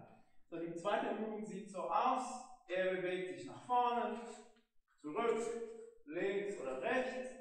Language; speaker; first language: German; non-native, fluent; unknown